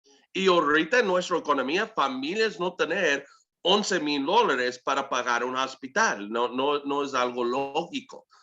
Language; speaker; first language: Spanish; early bilingual, heritage; English